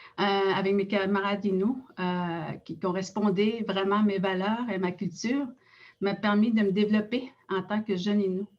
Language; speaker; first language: French; non-native, local second language; Innu-aimun